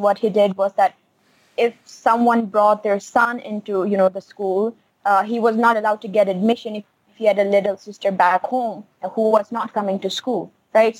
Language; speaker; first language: English; non-native, local second language; Khowar